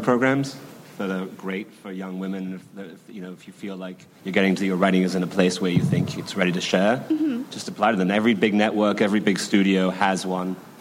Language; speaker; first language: English; native; English